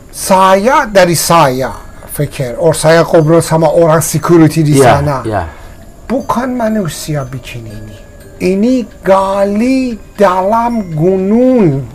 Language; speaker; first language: Indonesian; non-native, learner; Persian